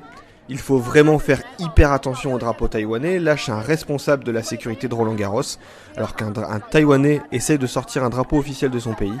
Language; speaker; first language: French; native; French